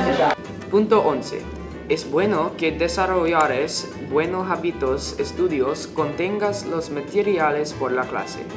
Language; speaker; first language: Spanish; non-native, learner; English